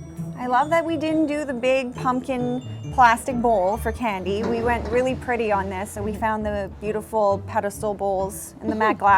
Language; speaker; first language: English; native; English